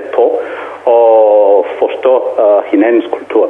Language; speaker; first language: Danish; non-native, fluent; Kongo